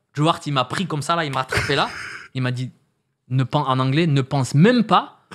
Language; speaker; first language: French; native; French